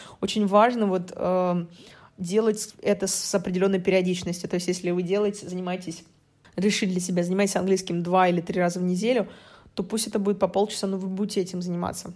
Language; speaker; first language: Russian; native; Russian